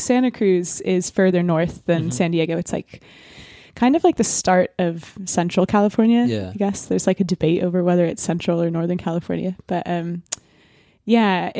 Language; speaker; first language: English; native; English